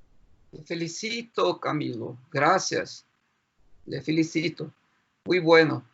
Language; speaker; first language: Spanish; non-native, fluent; Portuguese